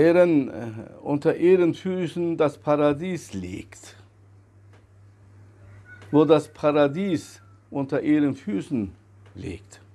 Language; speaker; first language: German; non-native, fluent; Turkish